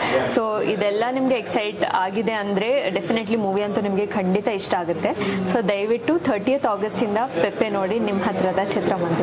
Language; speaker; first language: Kannada; non-native, local second language; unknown